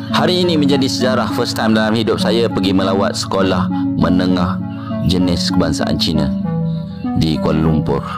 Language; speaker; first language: Malay; native; Malay